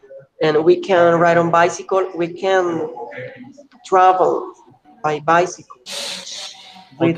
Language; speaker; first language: English; non-native, learner; Spanish